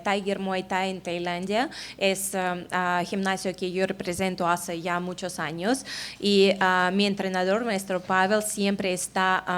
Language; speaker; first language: Spanish; non-native, fluent; Russian